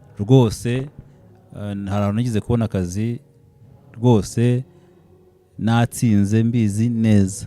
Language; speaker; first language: Kinyarwanda; early bilingual, heritage; Kinyarwanda